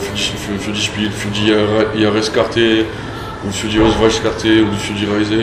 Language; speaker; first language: German; non-native, learner; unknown